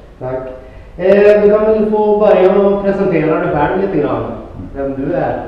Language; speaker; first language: Swedish; native; Swedish